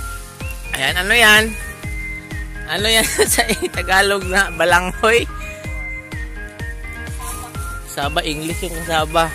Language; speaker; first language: Filipino; non-native, local second language; Cebuano